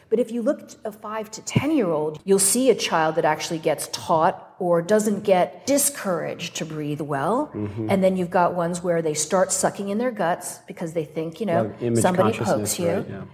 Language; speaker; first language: English; native; English